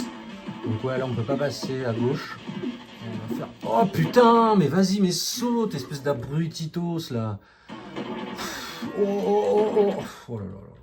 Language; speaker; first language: French; native; French